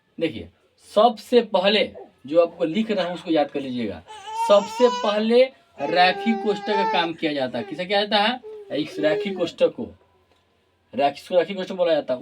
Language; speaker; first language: Hindi; native; Hindi